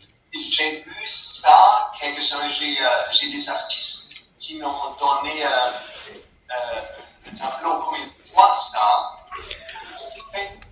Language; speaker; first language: French; non-native, fluent; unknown